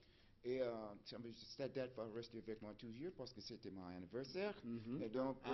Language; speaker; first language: French; non-native, fluent; English